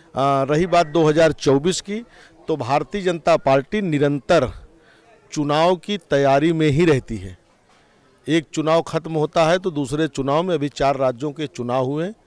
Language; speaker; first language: Hindi; native; Hindi